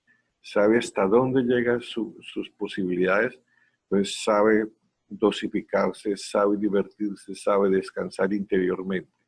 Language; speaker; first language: Spanish; native; Spanish